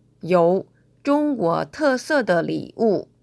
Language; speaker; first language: Chinese; non-native, fluent; Korean